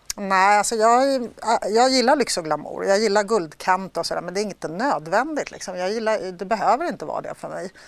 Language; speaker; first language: Swedish; early bilingual, other home language; Polish